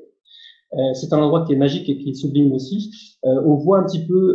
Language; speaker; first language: French; native; French